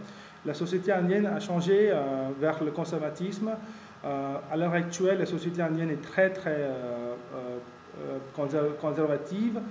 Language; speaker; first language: French; non-native, fluent; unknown